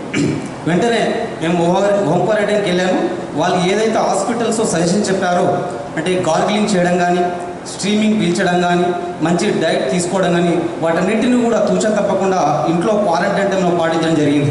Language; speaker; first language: Telugu; native; Telugu